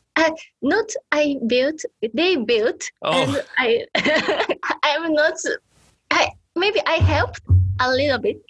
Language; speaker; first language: English; non-native, learner; Japanese